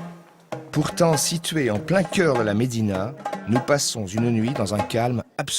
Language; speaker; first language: French; native; French